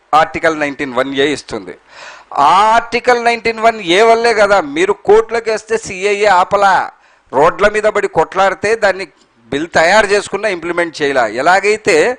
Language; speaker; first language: Telugu; non-native, local second language; Urdu